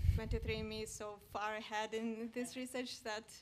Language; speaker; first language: English; non-native, fluent; Spanish